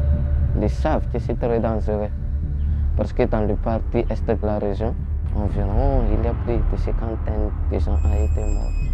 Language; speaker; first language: French; non-native, learner; Malagasy